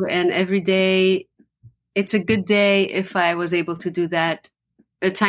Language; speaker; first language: English; non-native, fluent; Arabic